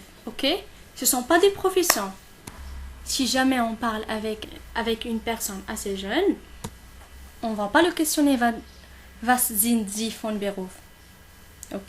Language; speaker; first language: French; non-native, local second language; Arabic